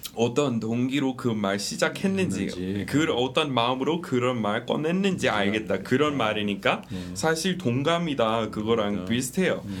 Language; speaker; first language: Korean; non-native, fluent; English